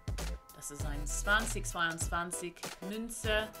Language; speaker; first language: German; non-native, learner; English